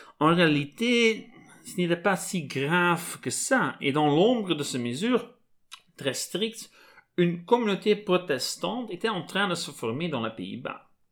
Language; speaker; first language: French; non-native, local second language; Dutch